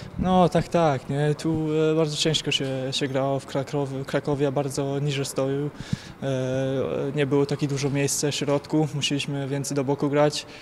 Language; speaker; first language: Polish; early bilingual, heritage; German